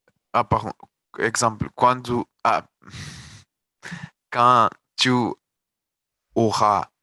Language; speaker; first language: French; non-native, learner; Portuguese